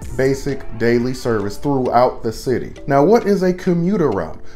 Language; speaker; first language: English; native; English